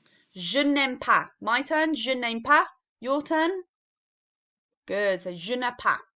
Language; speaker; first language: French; non-native, learner; English